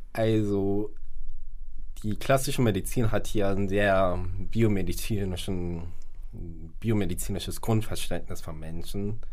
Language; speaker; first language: German; early bilingual, other home language; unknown